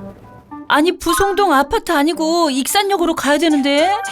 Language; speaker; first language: Korean; native; Korean